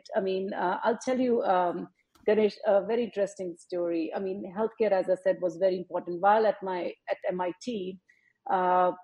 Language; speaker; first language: English; non-native, local second language; Hindi